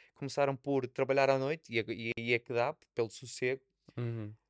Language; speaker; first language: Portuguese; native; Portuguese